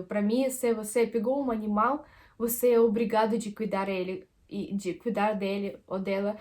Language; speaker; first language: Portuguese; non-native, fluent; Russian